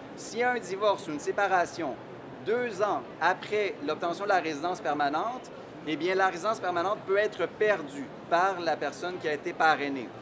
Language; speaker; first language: French; native; French